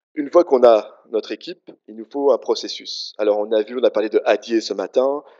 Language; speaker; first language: French; native; French